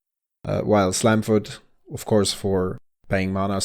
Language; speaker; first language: English; non-native, fluent; German